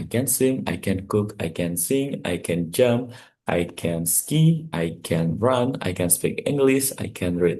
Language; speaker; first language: English; non-native, fluent; Indonesian